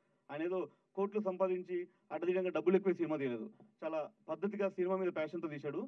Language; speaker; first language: Telugu; native; Telugu